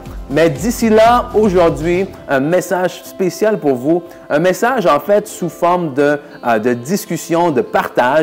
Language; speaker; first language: French; native; French